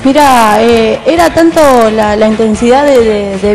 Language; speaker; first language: Spanish; native; Spanish